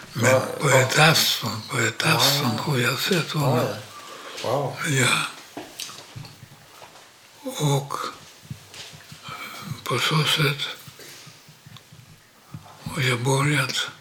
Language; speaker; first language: Swedish; non-native, learner; Polish